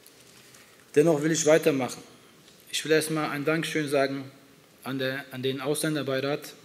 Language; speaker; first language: German; early bilingual, other home language; Turkish